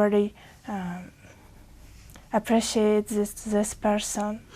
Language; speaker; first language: English; non-native, learner; Uzbek